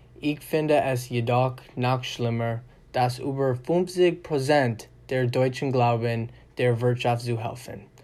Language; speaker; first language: German; non-native, learner; English